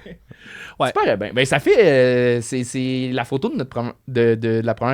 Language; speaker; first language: French; native; French